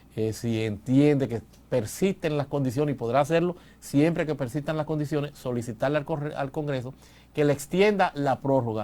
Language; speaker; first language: Spanish; native; Spanish